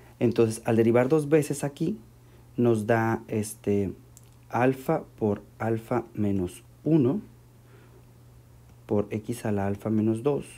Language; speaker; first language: Spanish; native; Spanish